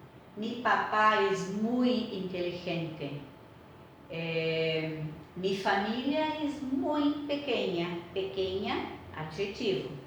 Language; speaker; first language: Spanish; non-native, fluent; Portuguese